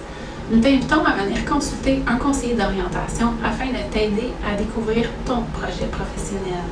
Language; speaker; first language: French; native; French